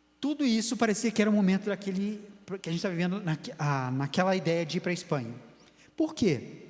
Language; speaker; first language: Portuguese; native; Portuguese